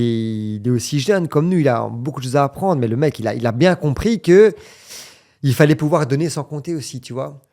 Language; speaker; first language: French; native; French